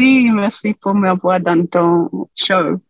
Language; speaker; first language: French; non-native, fluent; English